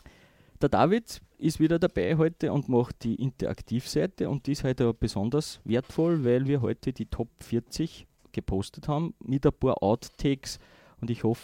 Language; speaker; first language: German; native; German